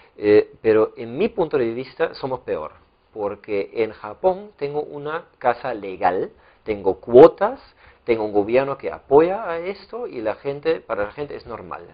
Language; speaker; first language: Spanish; non-native, fluent; German